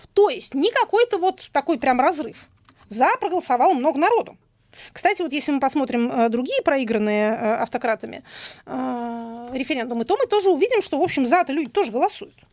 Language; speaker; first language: Russian; native; Russian